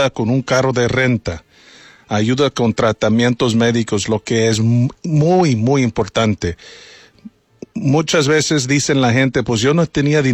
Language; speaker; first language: Spanish; early bilingual, heritage; Spanish